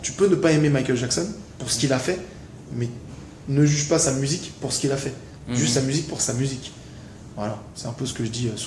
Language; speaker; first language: French; native; French